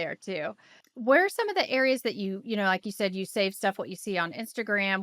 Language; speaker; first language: English; native; English